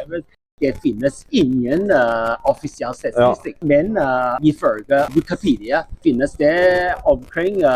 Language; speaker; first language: Norwegian; non-native, learner; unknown